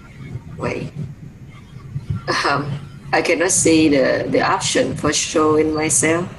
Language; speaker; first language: English; non-native, fluent; Vietnamese